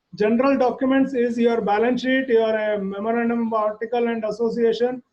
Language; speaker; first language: English; non-native, local second language; Kannada